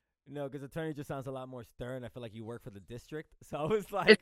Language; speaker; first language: English; early bilingual, other home language; Spanish